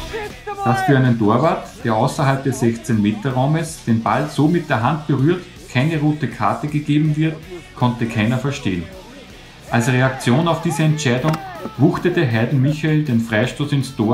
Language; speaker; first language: German; native; German